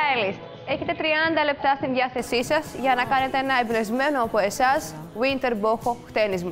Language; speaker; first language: Greek; native; Greek